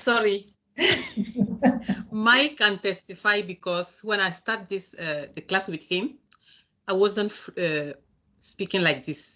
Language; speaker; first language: English; non-native, learner; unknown